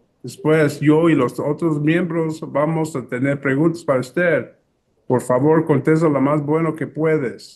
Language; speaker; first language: Spanish; early bilingual, heritage; English